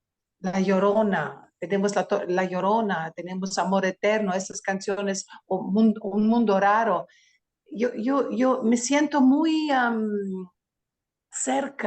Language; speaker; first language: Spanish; non-native, learner; Greek